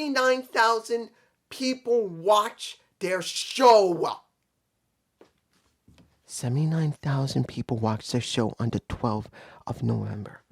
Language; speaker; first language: English; native; English